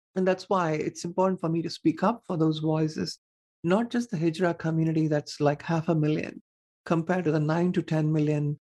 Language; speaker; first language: English; non-native, local second language; Tamil